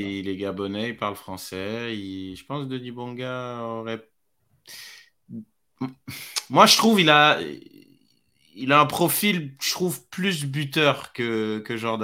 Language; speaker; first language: French; native; French